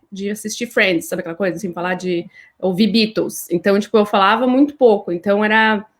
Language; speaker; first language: Portuguese; native; Portuguese